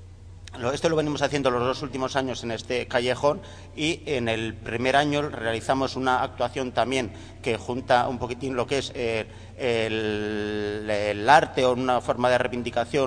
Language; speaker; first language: Spanish; native; Spanish